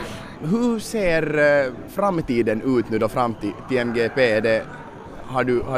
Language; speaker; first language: Swedish; native; Swedish